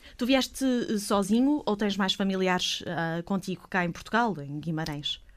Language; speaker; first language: Portuguese; native; Portuguese